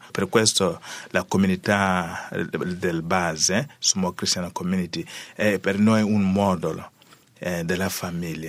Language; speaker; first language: Italian; non-native, learner; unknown